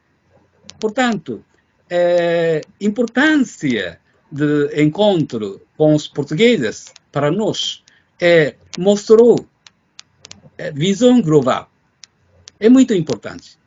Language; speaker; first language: Portuguese; non-native, fluent; Japanese